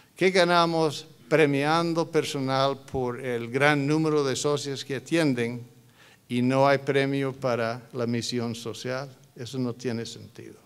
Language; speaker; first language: Spanish; non-native, fluent; English